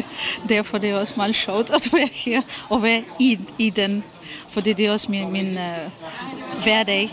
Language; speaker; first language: Danish; non-native, fluent; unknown